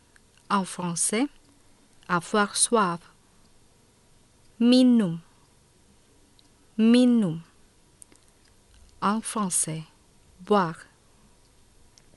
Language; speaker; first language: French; non-native, fluent; Indonesian